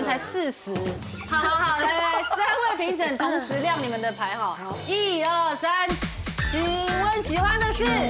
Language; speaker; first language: Chinese; native; Chinese